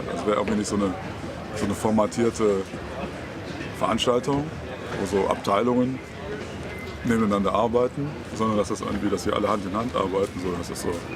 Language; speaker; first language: German; native; German